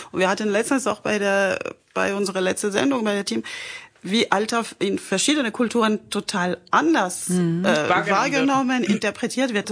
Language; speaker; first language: German; non-native, fluent; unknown